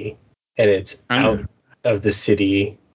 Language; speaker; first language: English; native; English